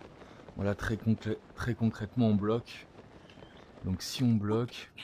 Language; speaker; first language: French; native; French